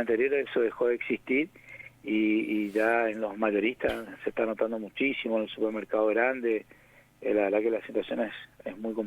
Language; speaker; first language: Spanish; native; Spanish